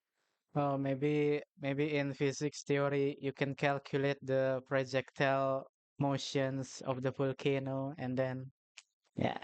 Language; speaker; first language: English; non-native, learner; Indonesian